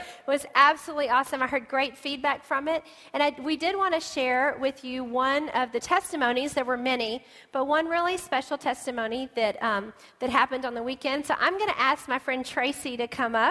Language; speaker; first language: English; native; English